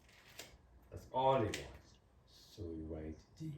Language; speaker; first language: English; native; English